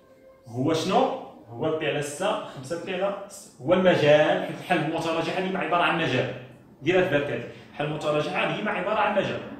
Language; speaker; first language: Arabic; native; Arabic